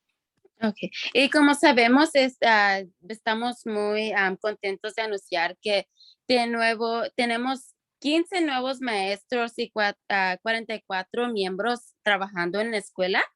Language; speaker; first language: Spanish; early bilingual, other home language; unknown